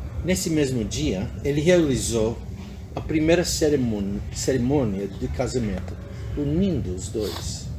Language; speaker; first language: Portuguese; non-native, fluent; English